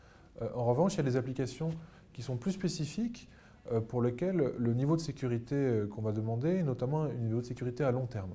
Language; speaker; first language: French; native; French